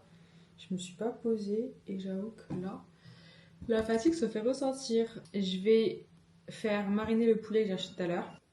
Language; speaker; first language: French; native; French